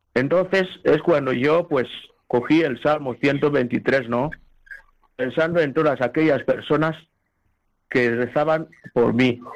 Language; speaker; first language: Spanish; non-native, local second language; Fang